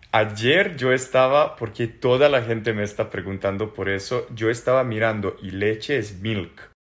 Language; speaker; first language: Spanish; non-native, learner; Serbian